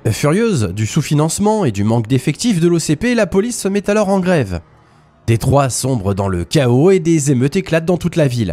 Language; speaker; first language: French; native; French